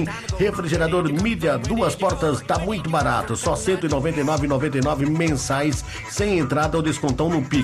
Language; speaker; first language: Portuguese; native; Portuguese